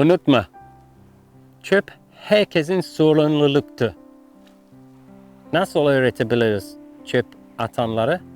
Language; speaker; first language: Turkish; non-native, learner; English